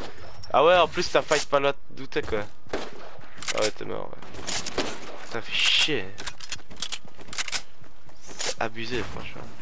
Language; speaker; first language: French; native; French